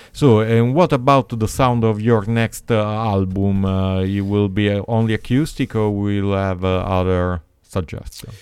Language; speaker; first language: English; non-native, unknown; Italian